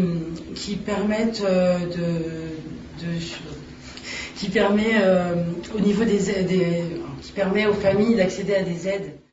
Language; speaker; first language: French; native; French